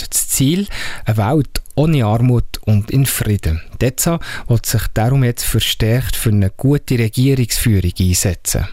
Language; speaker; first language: German; native; German